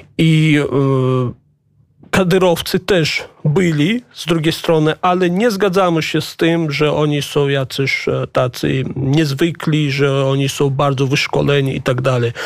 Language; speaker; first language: Polish; non-native, fluent; Chechen